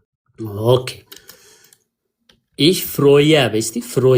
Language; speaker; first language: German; non-native, fluent; Amharic